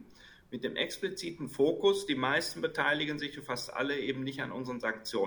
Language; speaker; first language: German; native; German